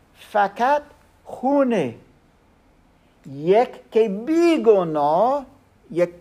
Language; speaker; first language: Persian; non-native, learner; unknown